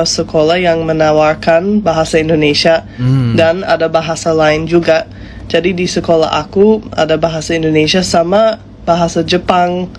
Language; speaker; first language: Indonesian; non-native, fluent; English